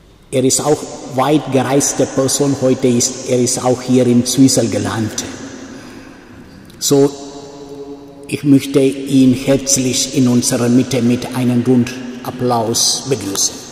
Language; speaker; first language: German; non-native, fluent; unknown